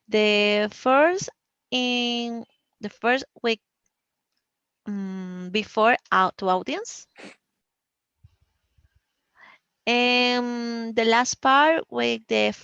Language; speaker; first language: English; non-native, learner; Spanish